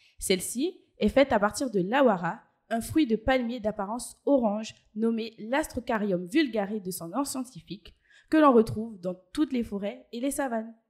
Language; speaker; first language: French; early bilingual, other home language; Chinese